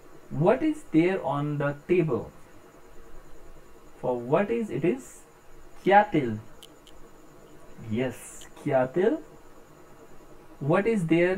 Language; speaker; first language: English; non-native, local second language; Hindi